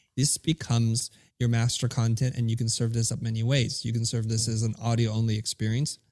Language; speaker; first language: English; early bilingual, other home language; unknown